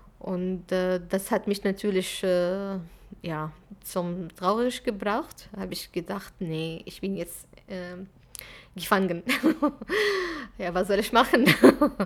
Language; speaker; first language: German; non-native, fluent; Arabic